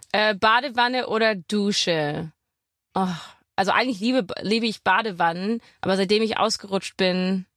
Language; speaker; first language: German; non-native, fluent; English